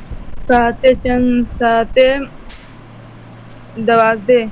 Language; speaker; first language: Persian; non-native, learner; Urdu